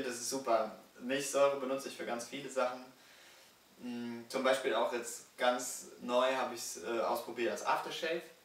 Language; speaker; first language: German; native; German